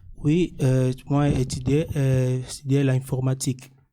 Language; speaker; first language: French; non-native, learner; Portuguese